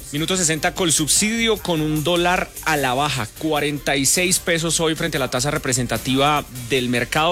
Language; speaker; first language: Spanish; native; Spanish